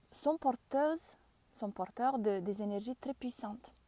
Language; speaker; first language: French; non-native, fluent; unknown